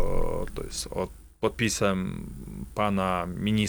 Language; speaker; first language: Polish; non-native, fluent; Kazakh